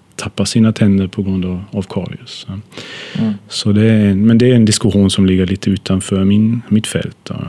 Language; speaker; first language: Swedish; non-native, fluent; German